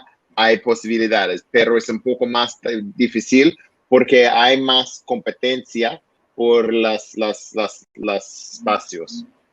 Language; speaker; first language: Spanish; non-native, learner; English